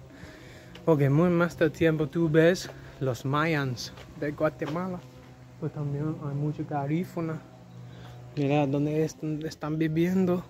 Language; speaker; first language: Spanish; non-native, learner; English